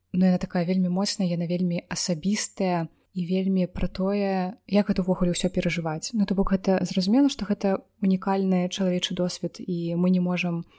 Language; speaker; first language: Belarusian; non-native, local second language; Russian